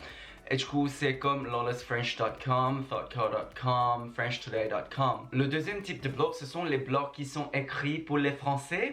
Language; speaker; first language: French; non-native, fluent; Chinese